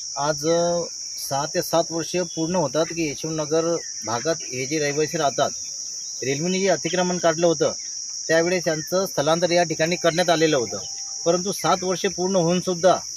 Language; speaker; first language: Marathi; native; Marathi